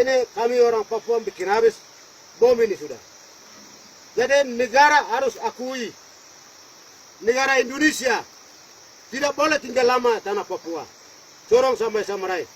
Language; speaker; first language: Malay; non-native, local second language; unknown